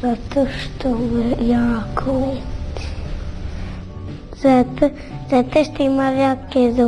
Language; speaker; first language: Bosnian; early bilingual, heritage; Bosnian